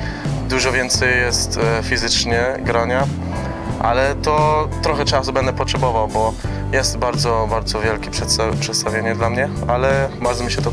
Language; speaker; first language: Polish; early bilingual, heritage; Polish